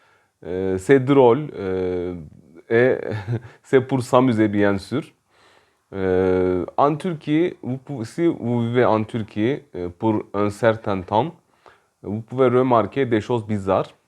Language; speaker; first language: French; non-native, fluent; Turkish